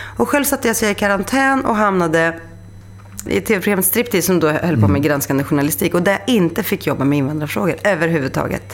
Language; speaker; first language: Swedish; early bilingual, other home language; Greek